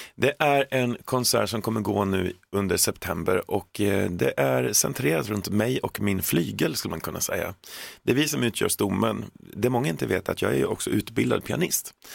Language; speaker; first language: Swedish; native; Swedish